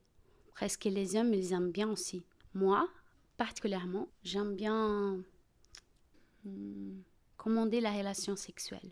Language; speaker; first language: French; non-native, fluent; Portuguese